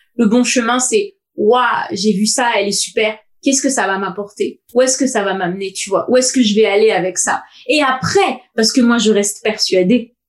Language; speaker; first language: French; native; French